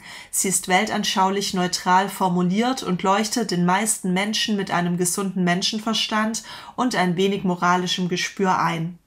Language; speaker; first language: German; native; German